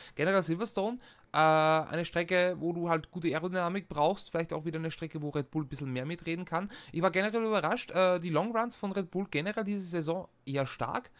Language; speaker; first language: German; native; German